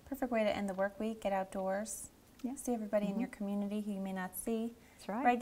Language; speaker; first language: English; native; English